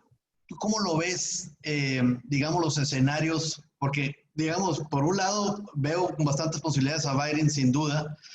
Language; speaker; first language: Spanish; native; Spanish